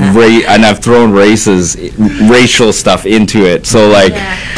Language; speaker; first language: English; native; English